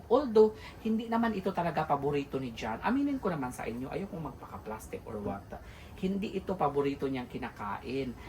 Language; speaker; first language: Filipino; non-native, local second language; Cebuano